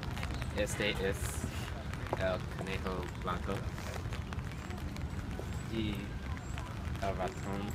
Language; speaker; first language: Spanish; non-native, learner; English